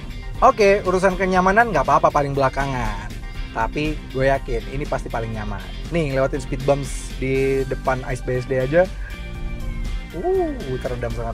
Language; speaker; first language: Indonesian; native; Indonesian